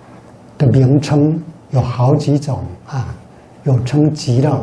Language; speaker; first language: Chinese; native; Chinese